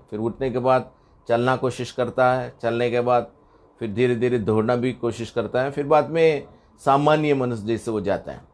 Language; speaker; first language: Hindi; non-native, local second language; Tamil